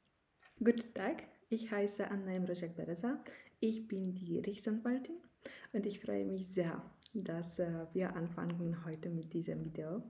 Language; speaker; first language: German; non-native, learner; Polish